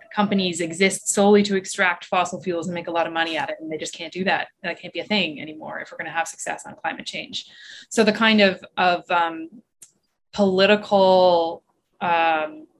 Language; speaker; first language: English; native; English